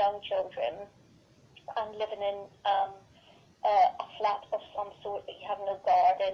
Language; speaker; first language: English; native; English